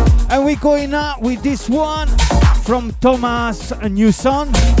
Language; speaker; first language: English; non-native, fluent; Italian